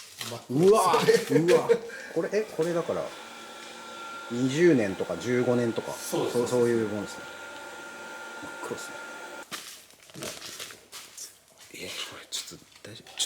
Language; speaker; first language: Japanese; native; Japanese